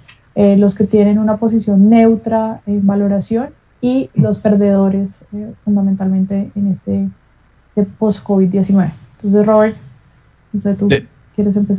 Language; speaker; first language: Spanish; native; Spanish